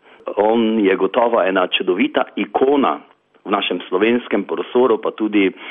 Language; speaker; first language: Slovenian; native; Slovenian